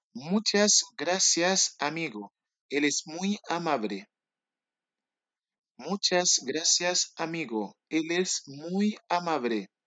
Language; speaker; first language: Spanish; non-native, learner; Haitian Creole